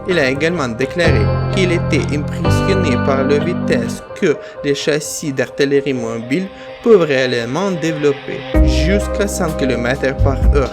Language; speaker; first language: French; non-native, fluent; Ukrainian